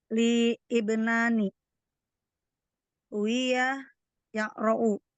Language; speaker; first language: Arabic; non-native, learner; Indonesian